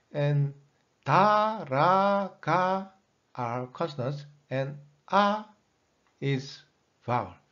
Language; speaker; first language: English; non-native, fluent; Korean